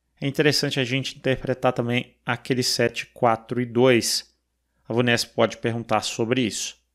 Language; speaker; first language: Portuguese; native; Portuguese